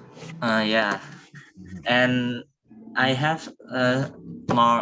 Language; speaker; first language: English; non-native, learner; Indonesian